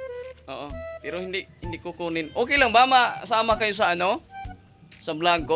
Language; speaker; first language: Filipino; native; Filipino